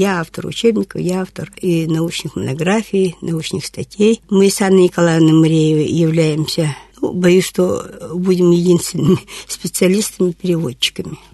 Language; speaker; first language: Russian; non-native, local second language; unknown